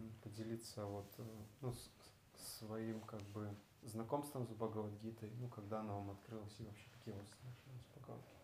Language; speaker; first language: Russian; native; Russian